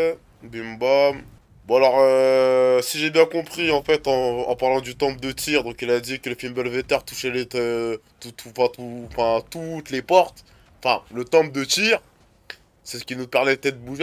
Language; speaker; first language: French; native; French